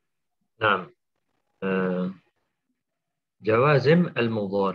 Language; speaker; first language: Arabic; non-native, fluent; Indonesian